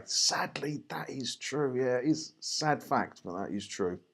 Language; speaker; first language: English; native; English